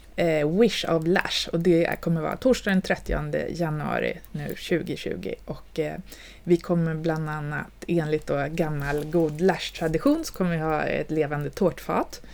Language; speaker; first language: Swedish; native; Swedish